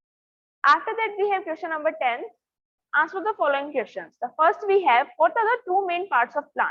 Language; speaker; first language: English; non-native, local second language; Hindi